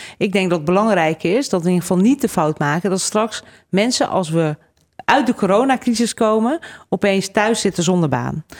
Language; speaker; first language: Dutch; native; Dutch